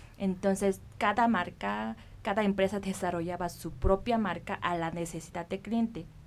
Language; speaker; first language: Spanish; non-native, fluent; Korean